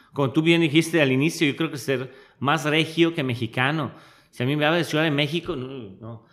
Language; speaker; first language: Spanish; non-native, fluent; Italian